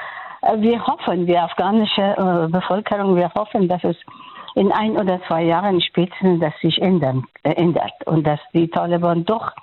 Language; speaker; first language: German; non-native, fluent; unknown